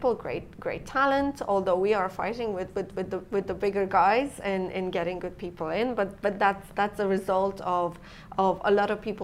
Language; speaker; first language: English; non-native, fluent; Romanian